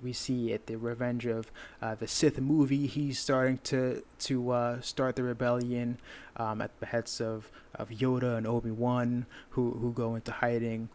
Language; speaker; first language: English; native; English